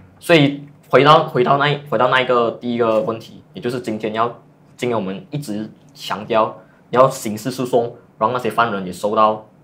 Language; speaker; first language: Chinese; native; Chinese